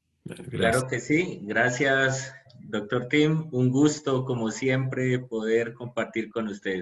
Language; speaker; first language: Spanish; native; Spanish